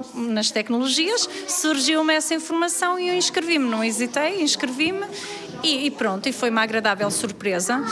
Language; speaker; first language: Portuguese; native; Portuguese